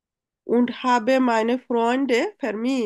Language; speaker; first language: German; non-native, fluent; Bangla